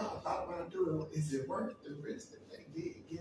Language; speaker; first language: English; native; English